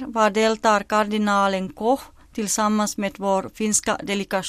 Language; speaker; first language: Swedish; non-native, local second language; Finnish